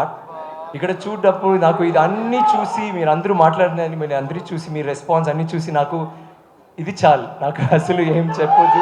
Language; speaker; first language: Telugu; non-native, local second language; Tamil